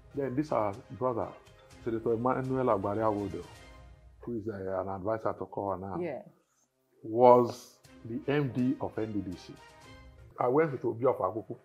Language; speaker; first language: English; non-native, local second language; Igbo